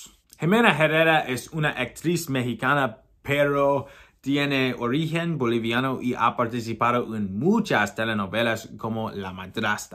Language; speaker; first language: Spanish; non-native, learner; English